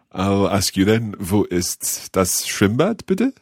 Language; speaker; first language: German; non-native, learner; English